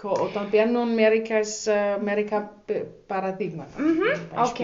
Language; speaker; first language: Greek; non-native, learner; German